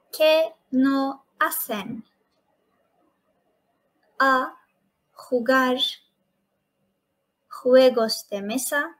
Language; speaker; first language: Spanish; non-native, fluent; Turkish